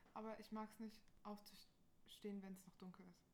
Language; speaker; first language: German; non-native, fluent; Portuguese